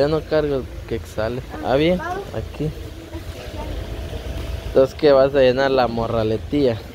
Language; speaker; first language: Spanish; native; Spanish